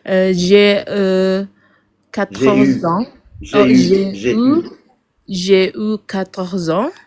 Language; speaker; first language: French; non-native, learner; Arabic